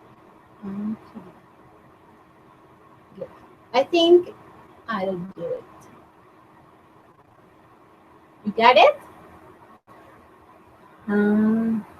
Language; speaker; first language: English; non-native, fluent; Spanish